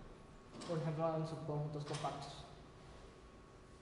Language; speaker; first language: Spanish; native; Spanish